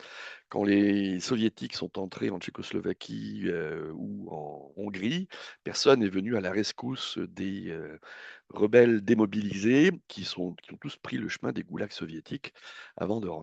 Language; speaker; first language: French; native; French